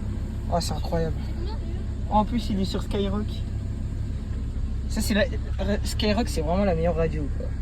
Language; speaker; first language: French; native; French